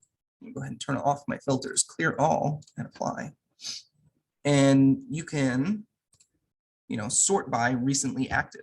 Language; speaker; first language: English; native; English